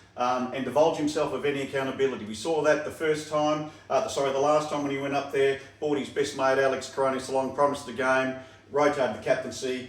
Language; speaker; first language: English; native; English